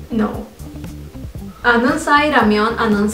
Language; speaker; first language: Korean; non-native, learner; Spanish